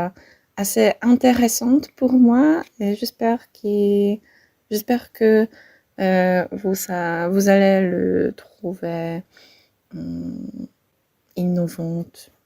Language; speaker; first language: French; non-native, fluent; Polish